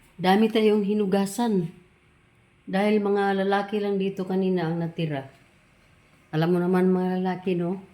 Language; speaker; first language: Filipino; non-native, local second language; Cebuano